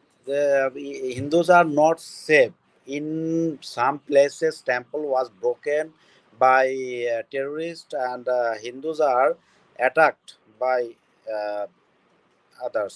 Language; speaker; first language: English; non-native, learner; Bangla